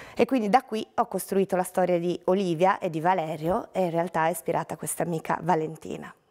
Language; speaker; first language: Italian; native; Italian